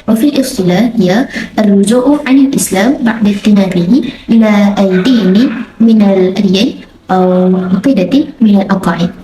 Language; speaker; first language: Arabic; non-native, learner; Malay